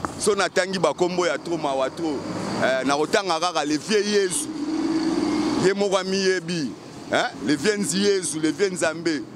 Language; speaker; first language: Lingala; native; Lingala